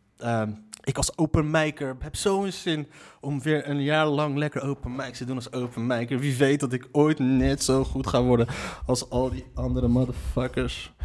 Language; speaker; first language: Dutch; early bilingual, other home language; Riffian